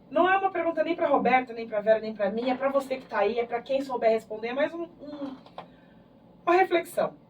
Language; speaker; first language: Portuguese; native; Portuguese